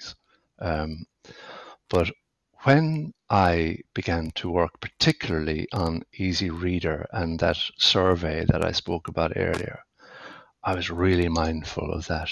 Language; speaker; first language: English; native; English